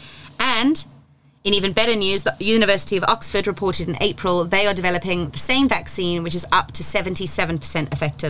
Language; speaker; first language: English; native; English